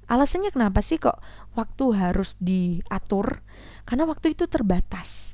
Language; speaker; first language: Indonesian; native; Indonesian